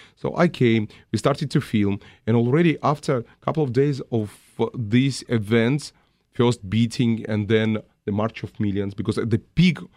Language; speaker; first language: English; non-native, fluent; Russian